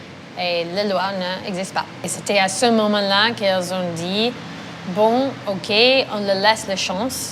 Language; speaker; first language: French; non-native, fluent; English